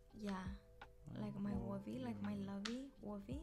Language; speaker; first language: English; early bilingual, other home language; Spanish